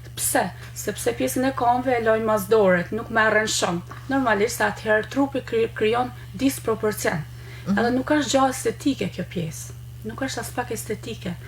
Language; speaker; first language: Albanian; native; Albanian